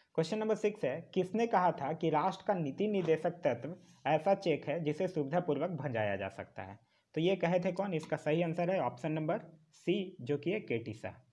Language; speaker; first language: Hindi; native; Hindi